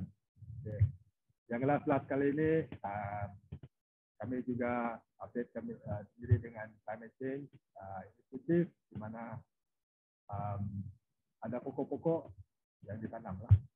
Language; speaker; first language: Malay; non-native, local second language; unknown